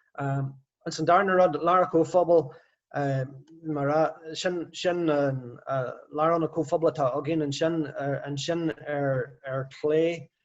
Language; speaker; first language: Irish; non-native, local second language; English